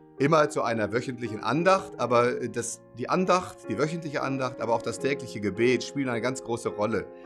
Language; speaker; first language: German; native; German